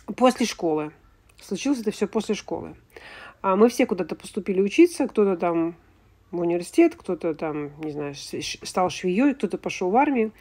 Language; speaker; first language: Russian; native; Russian